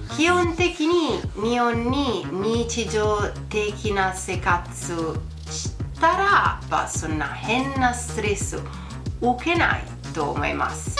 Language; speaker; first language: Japanese; non-native, fluent; Italian